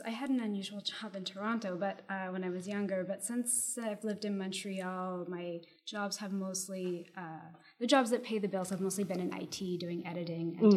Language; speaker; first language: English; native; English